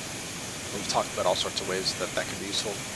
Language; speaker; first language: English; native; English